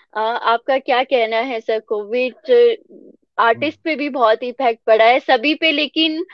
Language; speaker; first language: Hindi; native; Hindi